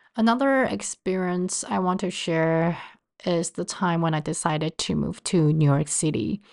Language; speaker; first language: English; non-native, fluent; Chinese